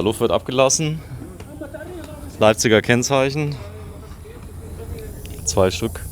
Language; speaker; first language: German; native; German